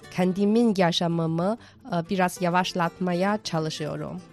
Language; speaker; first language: Turkish; non-native, fluent; Chinese